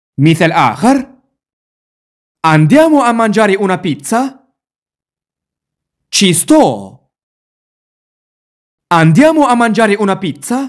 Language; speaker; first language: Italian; non-native, fluent; Arabic